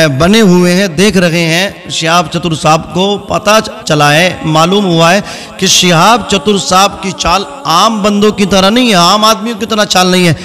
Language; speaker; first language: Hindi; native; Hindi